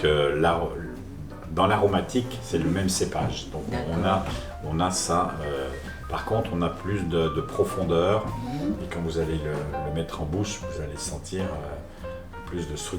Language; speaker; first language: French; native; French